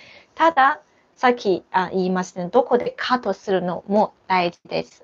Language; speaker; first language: Japanese; non-native, fluent; Chinese